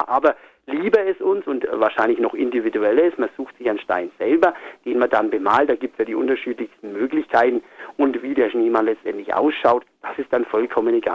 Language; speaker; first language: German; native; German